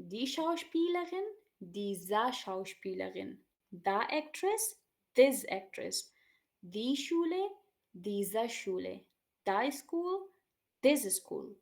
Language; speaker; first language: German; non-native, learner; Urdu